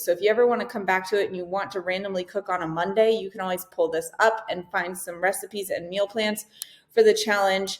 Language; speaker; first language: English; native; English